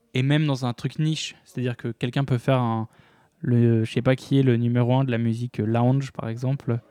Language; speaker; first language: French; native; French